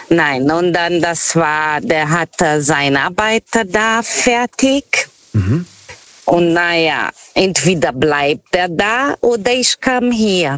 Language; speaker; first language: German; non-native, learner; Portuguese